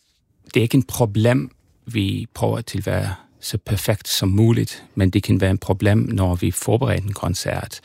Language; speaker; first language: Danish; non-native, fluent; German